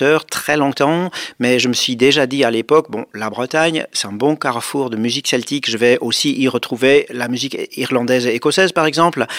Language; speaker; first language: French; non-native, fluent; Dutch